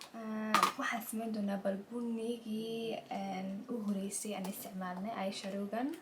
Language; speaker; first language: Somali; early bilingual, heritage; Somali